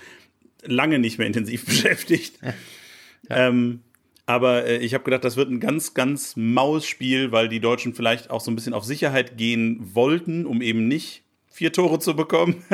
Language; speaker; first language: German; native; German